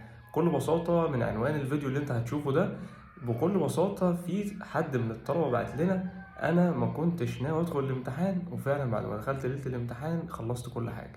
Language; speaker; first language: Arabic; native; Arabic